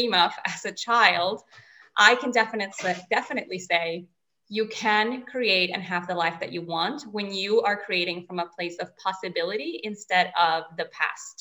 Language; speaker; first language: English; non-native, fluent; Spanish